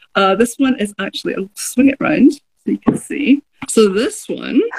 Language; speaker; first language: English; native; English